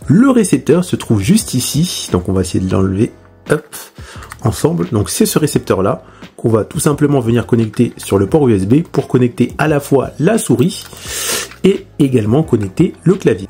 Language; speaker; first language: French; native; French